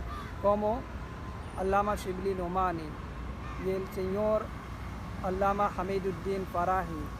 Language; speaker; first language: Spanish; non-native, learner; Urdu